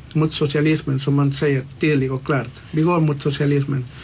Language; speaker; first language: Swedish; non-native, local second language; Spanish